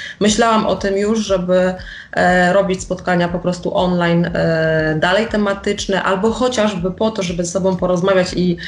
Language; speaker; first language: Polish; native; Polish